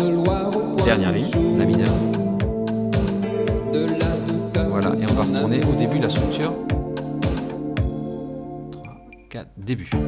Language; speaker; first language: French; native; French